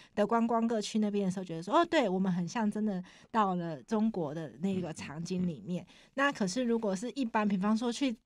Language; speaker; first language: Chinese; native; Chinese